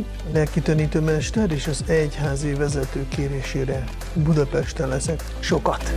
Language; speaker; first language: Hungarian; non-native, fluent; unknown